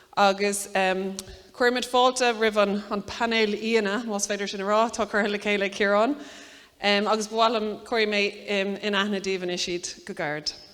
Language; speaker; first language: Irish; native; Irish